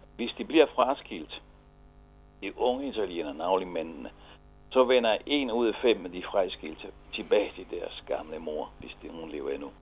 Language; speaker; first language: Danish; non-native, fluent; Italian